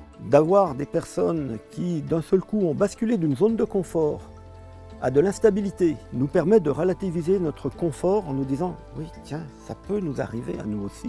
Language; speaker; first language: French; native; French